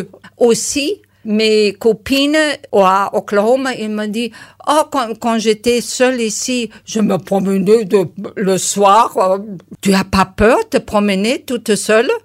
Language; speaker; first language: French; non-native, learner; German